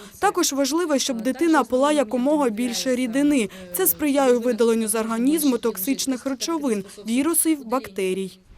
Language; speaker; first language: Ukrainian; native; Ukrainian